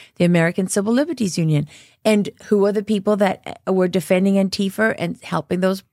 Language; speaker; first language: English; native; English